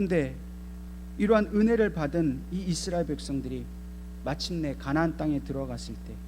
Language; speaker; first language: Korean; native; Korean